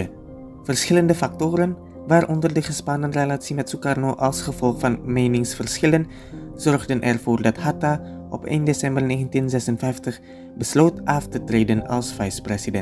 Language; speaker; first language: Dutch; non-native, fluent; Indonesian